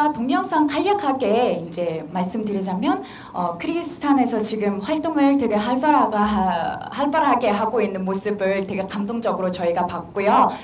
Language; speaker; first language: Korean; non-native, fluent; Mongolian